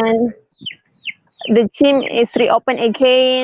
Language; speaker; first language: English; non-native, learner; Indonesian